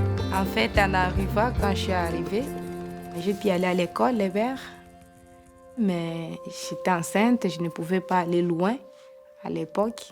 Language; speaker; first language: French; non-native, local second language; Swahili